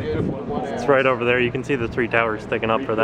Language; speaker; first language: English; native; English